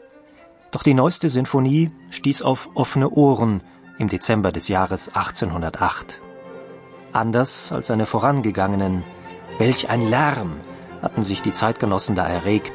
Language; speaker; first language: German; native; German